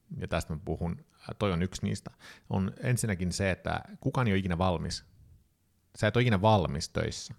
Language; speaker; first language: Finnish; early bilingual, heritage; Finnish